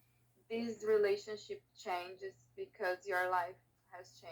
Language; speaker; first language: English; non-native, learner; Portuguese